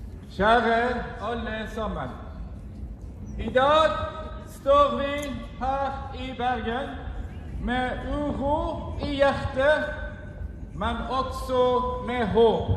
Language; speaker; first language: Norwegian; non-native, fluent; Persian